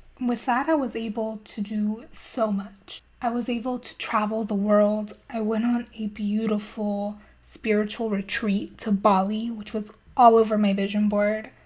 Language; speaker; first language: English; native; English